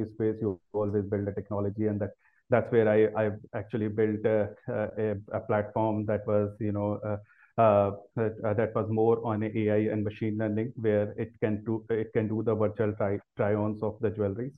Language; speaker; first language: English; non-native, local second language; Hindi